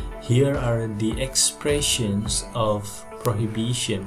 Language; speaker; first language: English; non-native, fluent; Indonesian